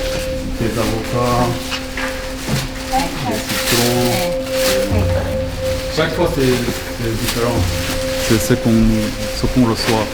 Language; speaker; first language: French; non-native, local second language; Arabic